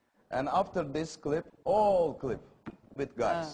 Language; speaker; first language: English; non-native, learner; Turkish